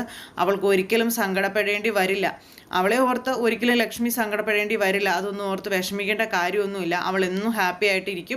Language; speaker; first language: Malayalam; native; Malayalam